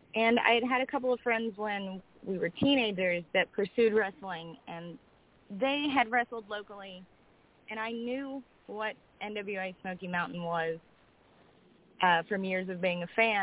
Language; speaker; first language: English; native; English